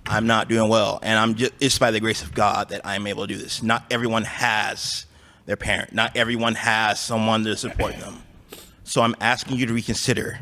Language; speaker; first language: English; native; English